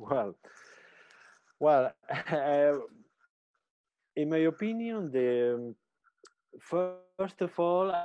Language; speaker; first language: English; non-native, learner; Spanish